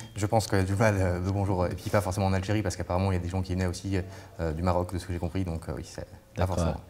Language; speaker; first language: French; native; French